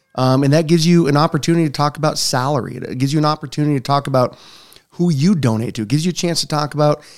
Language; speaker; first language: English; native; English